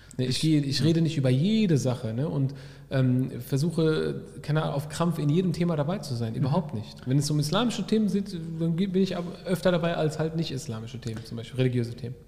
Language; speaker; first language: German; early bilingual, other home language; Arabic